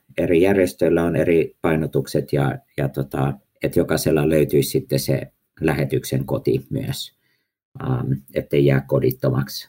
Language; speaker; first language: Finnish; early bilingual, heritage; Finnish